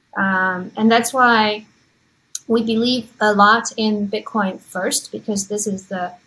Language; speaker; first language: English; non-native, fluent; Chinese